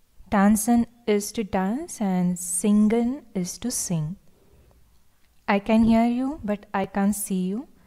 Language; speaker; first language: English; non-native, local second language; Hindi